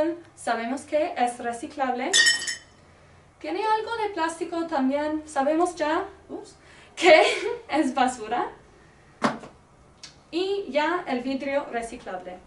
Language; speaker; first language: Spanish; non-native, learner; English